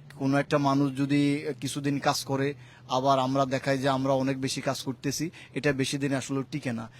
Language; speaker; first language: Bangla; native; Bangla